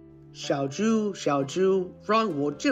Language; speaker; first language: Chinese; non-native, learner; English